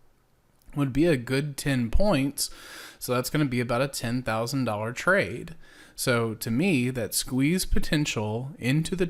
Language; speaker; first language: English; native; English